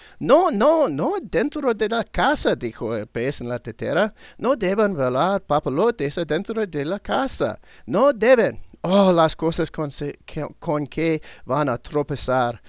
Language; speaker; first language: Spanish; non-native, learner; English